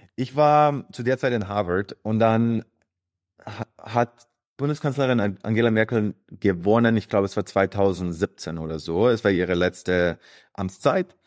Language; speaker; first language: German; early bilingual, other home language; Croatian